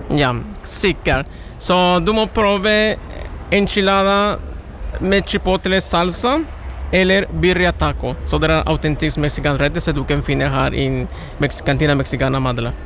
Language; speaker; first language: Norwegian; non-native, learner; Spanish